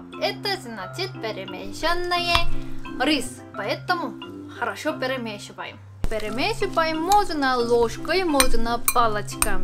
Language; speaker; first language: Russian; non-native, fluent; Korean